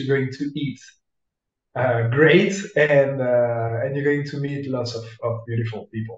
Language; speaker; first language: English; non-native, fluent; French